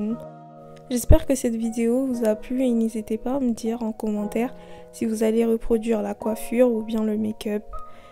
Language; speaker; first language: French; native; French